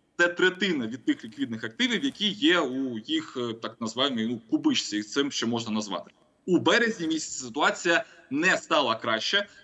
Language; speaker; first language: Ukrainian; non-native, local second language; Russian